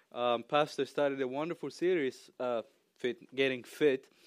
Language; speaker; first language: English; non-native, fluent; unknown